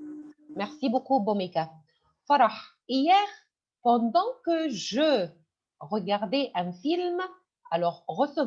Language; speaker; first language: French; non-native, fluent; Arabic